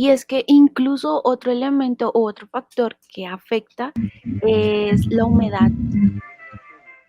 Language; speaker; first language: Spanish; native; Spanish